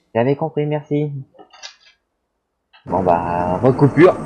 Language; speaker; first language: French; native; French